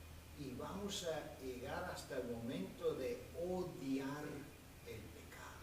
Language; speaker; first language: Spanish; non-native, fluent; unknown